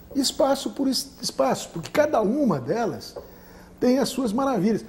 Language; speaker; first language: Portuguese; native; Portuguese